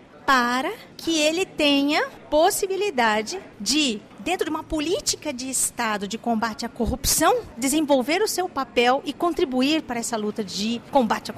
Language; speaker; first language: Portuguese; native; Portuguese